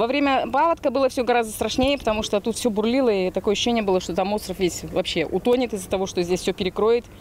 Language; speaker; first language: Russian; native; Russian